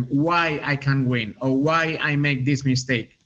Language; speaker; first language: English; non-native, learner; Spanish